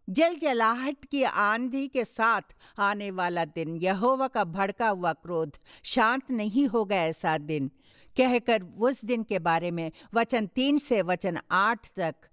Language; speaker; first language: Hindi; non-native, local second language; Tamil